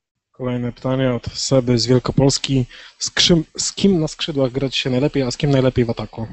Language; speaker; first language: Polish; native; Polish